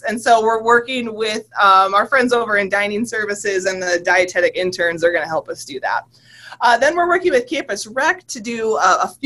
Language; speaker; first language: English; native; English